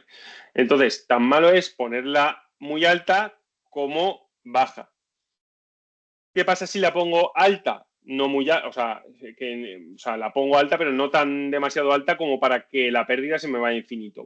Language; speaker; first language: Spanish; native; Spanish